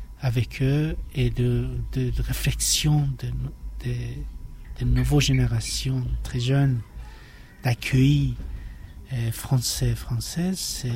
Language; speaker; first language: French; non-native, learner; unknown